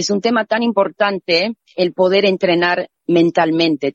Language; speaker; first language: Spanish; native; Spanish